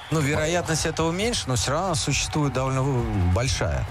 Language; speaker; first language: Russian; native; Russian